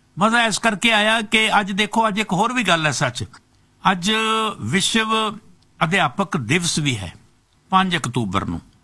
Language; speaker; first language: Punjabi; native; Punjabi